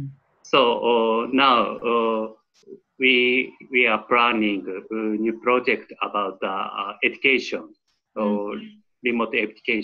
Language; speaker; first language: English; non-native, learner; Japanese